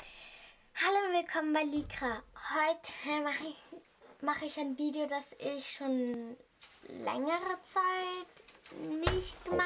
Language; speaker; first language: German; native; German